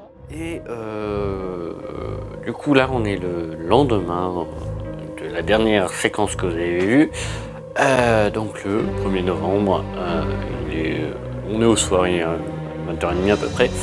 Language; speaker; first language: French; native; French